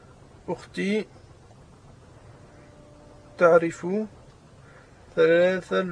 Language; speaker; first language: Arabic; non-native, learner; French